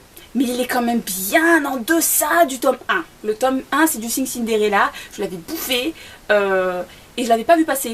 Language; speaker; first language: French; native; French